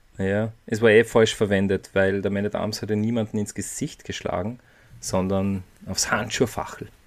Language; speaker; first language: German; native; German